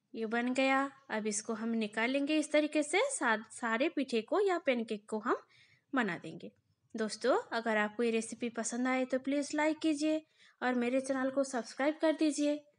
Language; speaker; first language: Hindi; non-native, local second language; Bangla